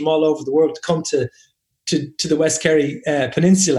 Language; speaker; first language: English; native; English